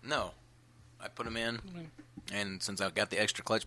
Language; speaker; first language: English; native; English